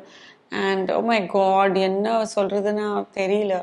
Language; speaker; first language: Tamil; non-native, local second language; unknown